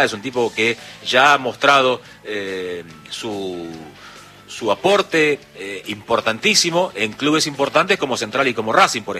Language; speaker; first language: Spanish; native; Spanish